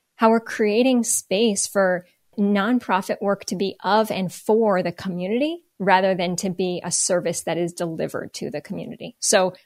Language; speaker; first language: English; native; English